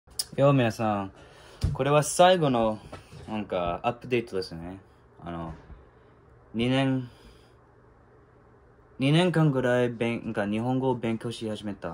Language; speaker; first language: Japanese; non-native, fluent; English